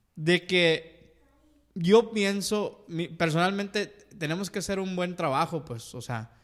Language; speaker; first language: Spanish; early bilingual, heritage; Spanish